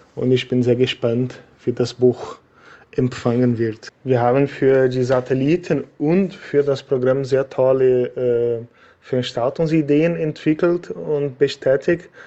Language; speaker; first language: German; non-native, fluent; Portuguese